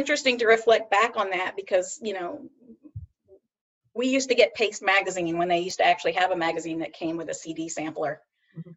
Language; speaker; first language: English; native; English